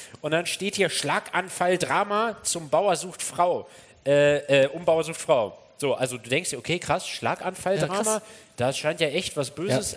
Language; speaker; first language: German; native; German